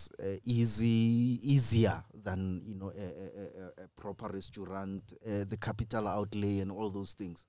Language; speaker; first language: English; non-native, local second language; Tswana